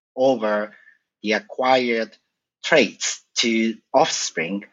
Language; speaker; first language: English; non-native, fluent; Japanese